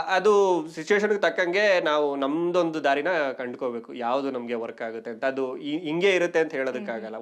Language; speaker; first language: Kannada; native; Kannada